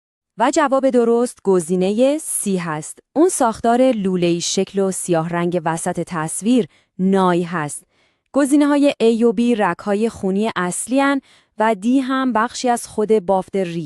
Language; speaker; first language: Persian; native; Persian